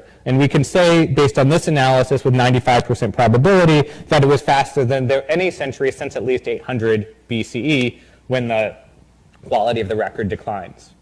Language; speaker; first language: English; native; English